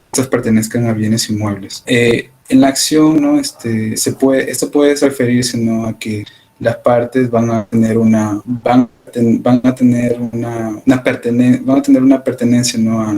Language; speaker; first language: Spanish; native; Spanish